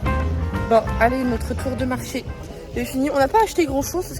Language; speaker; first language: French; native; French